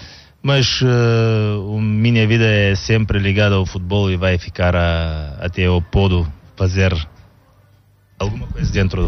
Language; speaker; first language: Portuguese; non-native, learner; Bulgarian